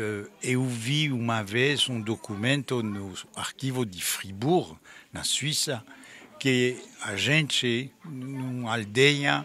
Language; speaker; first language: Portuguese; non-native, fluent; French